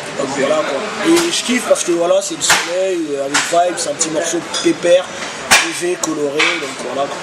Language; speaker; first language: French; early bilingual, other home language; Lingala